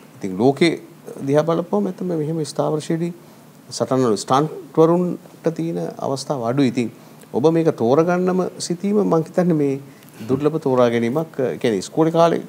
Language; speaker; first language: Sinhala; native; Sinhala